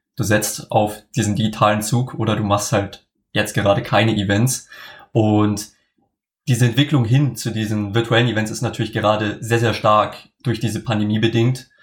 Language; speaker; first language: German; native; German